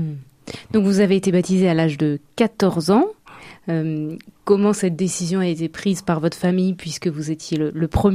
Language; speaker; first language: French; native; French